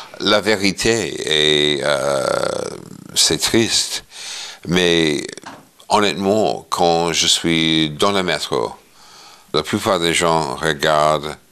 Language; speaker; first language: French; non-native, fluent; English